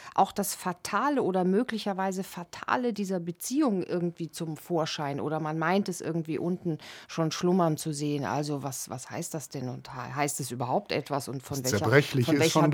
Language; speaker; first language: German; native; German